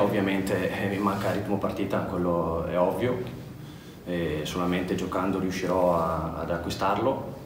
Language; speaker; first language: Italian; native; Italian